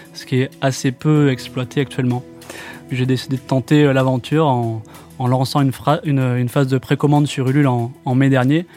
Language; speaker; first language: French; native; French